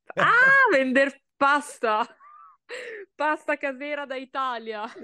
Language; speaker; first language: Portuguese; non-native, learner; Italian